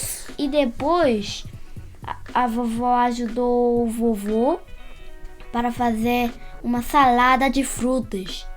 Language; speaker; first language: Portuguese; early bilingual, heritage; Portuguese